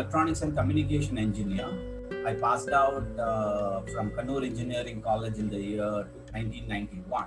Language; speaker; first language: English; non-native, local second language; Malayalam